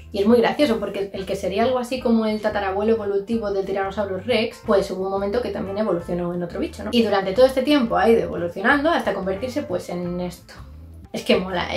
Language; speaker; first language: Spanish; native; Spanish